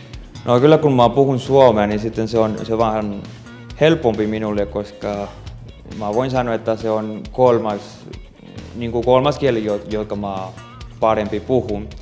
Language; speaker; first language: Finnish; non-native, fluent; Spanish